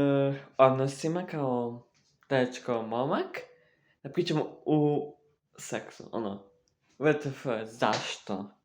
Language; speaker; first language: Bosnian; early bilingual, heritage; Serbian